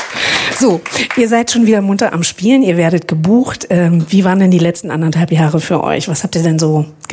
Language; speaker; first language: German; native; German